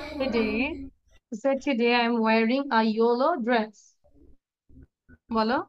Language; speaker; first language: English; non-native, fluent; Bangla